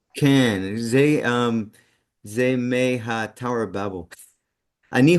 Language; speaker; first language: Hebrew; non-native, learner; English